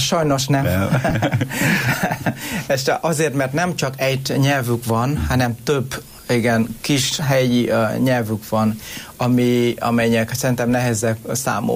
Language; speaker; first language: Hungarian; non-native, learner; Vietnamese